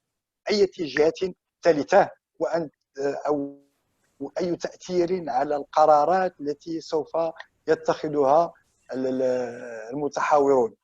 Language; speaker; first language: Arabic; native; Arabic